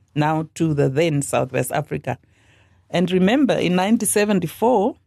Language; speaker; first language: English; non-native, local second language; Afrikaans